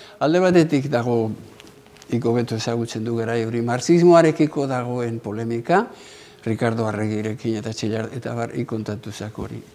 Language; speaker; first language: Basque; native; Basque